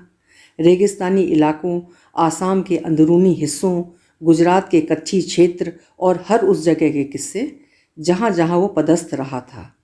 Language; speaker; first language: Hindi; native; Hindi